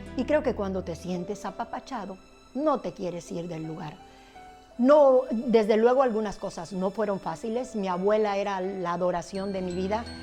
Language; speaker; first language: Spanish; early bilingual, other home language; Italian